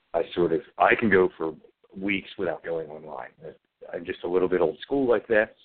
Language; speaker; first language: English; native; English